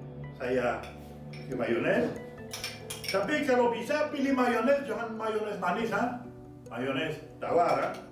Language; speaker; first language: Indonesian; non-native, fluent; French